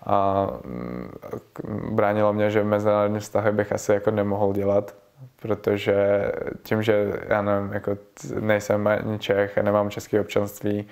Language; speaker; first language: Czech; early bilingual, other home language; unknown